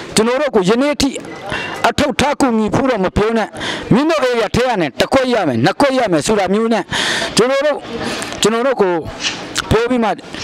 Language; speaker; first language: Burmese; non-native, local second language; Hakha Chin